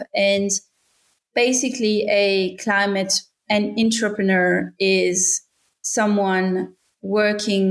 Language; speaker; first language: English; non-native, fluent; French